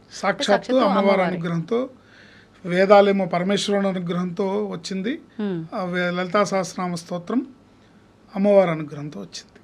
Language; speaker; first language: Telugu; native; Telugu